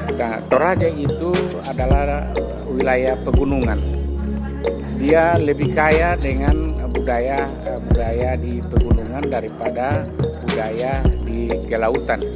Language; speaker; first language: Indonesian; non-native, local second language; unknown